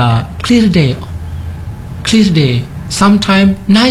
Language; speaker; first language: English; non-native, fluent; Indonesian